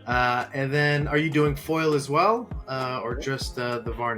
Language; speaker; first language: English; native; English